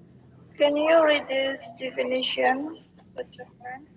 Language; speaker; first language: English; non-native, fluent; Indonesian